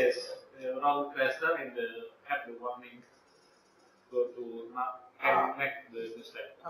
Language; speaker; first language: English; non-native, learner; Indonesian